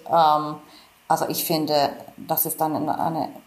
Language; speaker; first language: German; non-native, fluent; Finnish